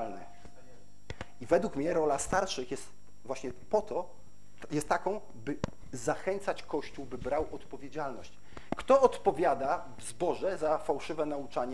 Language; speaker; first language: Polish; native; Polish